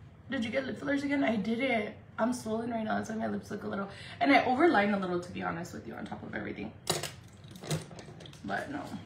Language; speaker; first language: English; early bilingual, other home language; Spanish